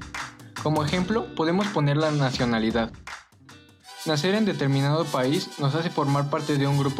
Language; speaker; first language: Spanish; native; Spanish